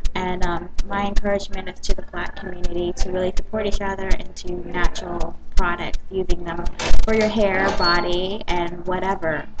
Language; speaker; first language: English; native; English